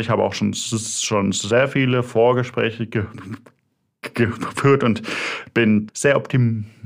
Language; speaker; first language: German; native; German